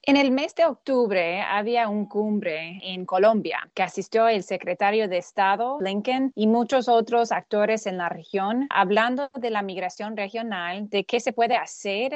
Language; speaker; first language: Spanish; non-native, fluent; English